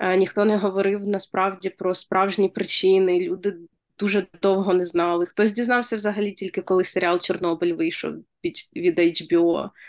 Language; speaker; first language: Ukrainian; native; Ukrainian